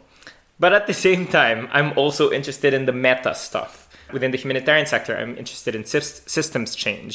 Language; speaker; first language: English; non-native, local second language; Hiligaynon